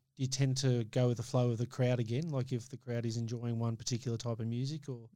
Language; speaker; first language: English; native; English